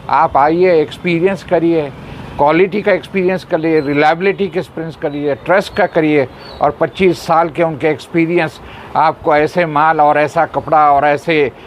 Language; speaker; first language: Hindi; non-native, local second language; Urdu